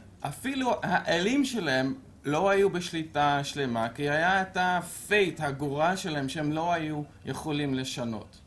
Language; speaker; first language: Hebrew; non-native, fluent; Dutch